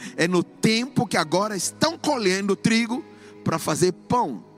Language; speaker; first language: Portuguese; non-native, fluent; English